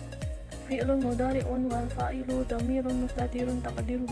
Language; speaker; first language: Arabic; non-native, learner; Indonesian